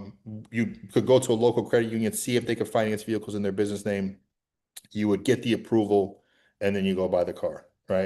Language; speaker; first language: English; native; English